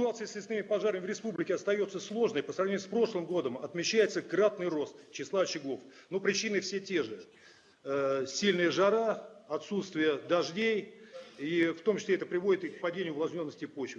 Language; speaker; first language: Russian; native; Russian